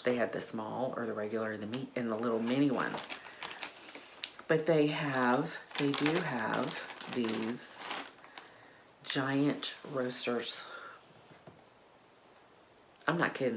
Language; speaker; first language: English; native; English